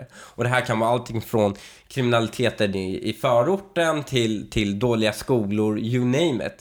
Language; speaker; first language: Swedish; native; Swedish